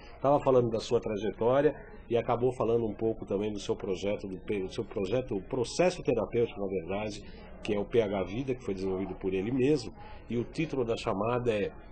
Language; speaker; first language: Portuguese; native; Portuguese